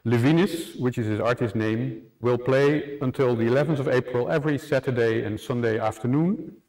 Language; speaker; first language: English; non-native, fluent; Dutch